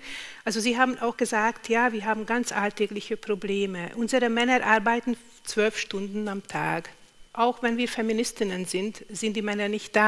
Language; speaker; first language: German; non-native, fluent; Hungarian